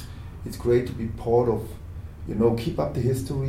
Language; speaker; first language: English; non-native, fluent; German